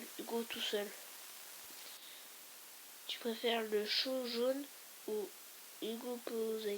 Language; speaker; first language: French; native; French